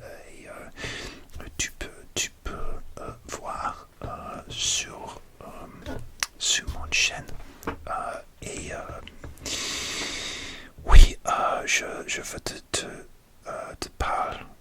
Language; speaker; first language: French; non-native, learner; English